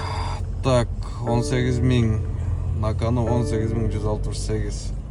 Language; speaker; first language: Russian; non-native, local second language; Kyrgyz